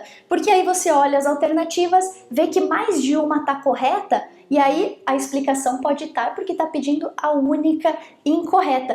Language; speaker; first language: Portuguese; native; Portuguese